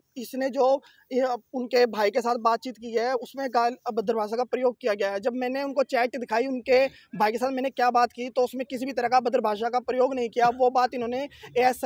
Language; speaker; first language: Hindi; native; Hindi